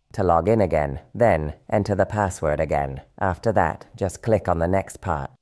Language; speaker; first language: English; non-native, learner; Vietnamese